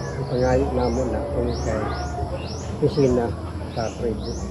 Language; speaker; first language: Cebuano; non-native, local second language; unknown